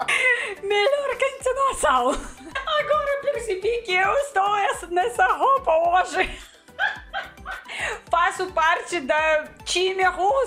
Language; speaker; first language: Portuguese; non-native, learner; Russian